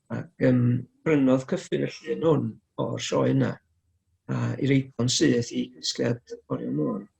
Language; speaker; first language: Welsh; native; Welsh